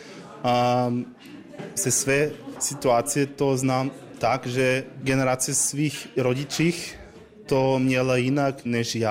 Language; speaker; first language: Czech; non-native, learner; Croatian